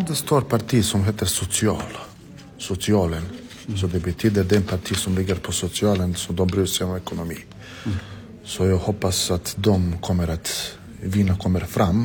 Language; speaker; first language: Swedish; non-native, fluent; Romany